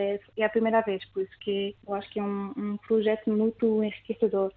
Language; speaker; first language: Portuguese; non-native, fluent; French